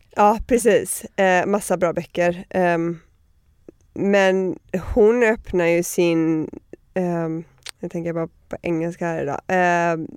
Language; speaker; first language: Swedish; early bilingual, heritage; Swedish